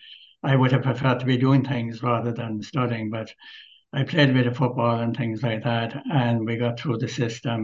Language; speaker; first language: English; native; English